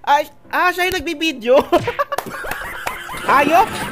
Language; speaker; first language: Filipino; native; Filipino